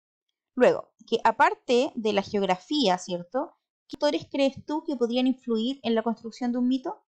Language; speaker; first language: Spanish; native; Spanish